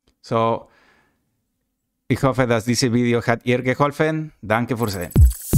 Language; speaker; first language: German; non-native, learner; Spanish